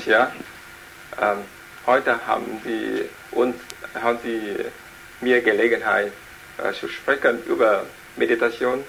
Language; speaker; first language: German; non-native, learner; Vietnamese